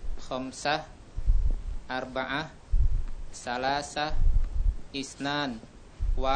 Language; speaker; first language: Arabic; non-native, learner; Indonesian